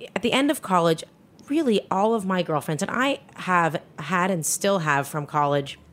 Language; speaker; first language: English; native; English